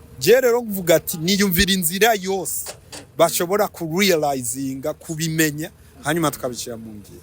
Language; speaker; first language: Rundi; early bilingual, heritage; Rundi